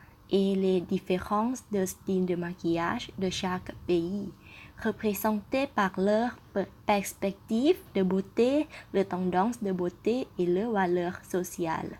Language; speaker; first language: French; non-native, fluent; Thai